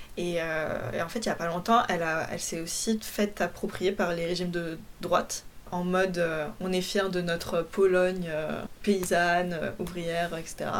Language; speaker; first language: French; early bilingual, other home language; Polish